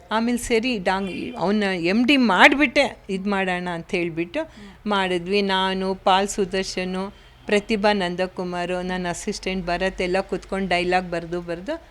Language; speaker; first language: Kannada; native; Kannada